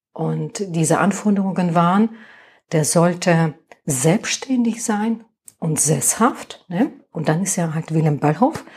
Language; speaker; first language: German; non-native, fluent; Russian